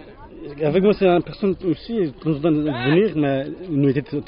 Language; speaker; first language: French; non-native, learner; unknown